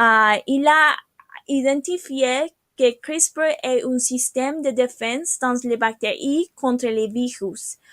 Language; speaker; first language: French; non-native, learner; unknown